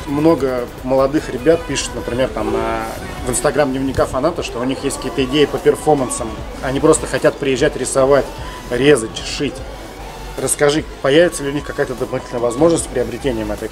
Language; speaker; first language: Russian; native; Russian